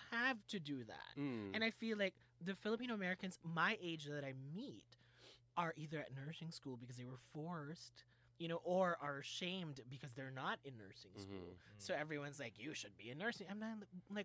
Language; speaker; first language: English; non-native, local second language; Filipino